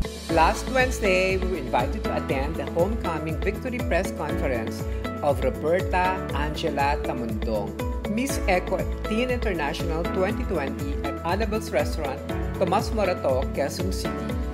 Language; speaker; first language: English; non-native, local second language; Filipino